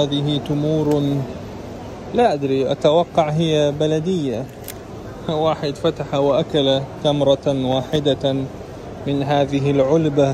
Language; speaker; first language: Arabic; non-native, fluent; Russian